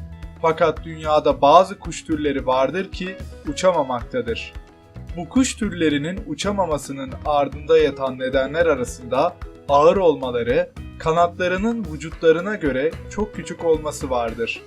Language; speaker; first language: Turkish; native; Turkish